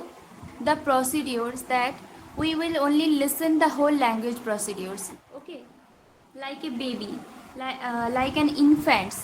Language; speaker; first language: English; non-native, fluent; Bangla